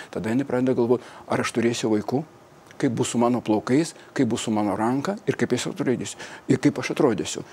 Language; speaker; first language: Lithuanian; non-native, fluent; Russian